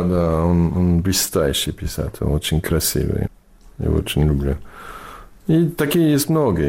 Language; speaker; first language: Russian; non-native, fluent; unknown